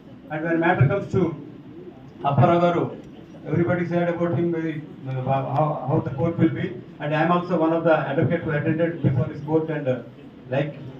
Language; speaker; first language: English; non-native, local second language; Telugu